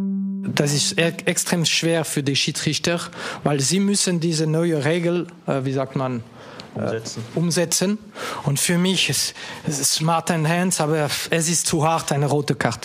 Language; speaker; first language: German; non-native, local second language; French